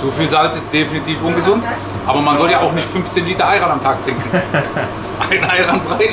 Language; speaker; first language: German; native; German